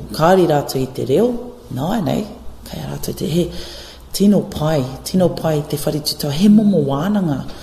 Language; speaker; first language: Māori; non-native, local second language; English